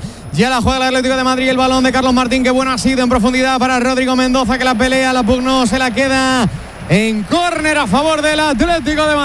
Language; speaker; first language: Spanish; native; Spanish